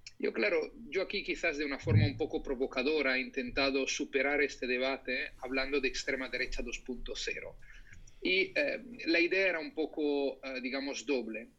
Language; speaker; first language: Spanish; non-native, fluent; Italian